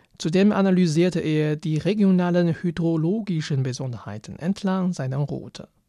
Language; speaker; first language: German; non-native, fluent; Chinese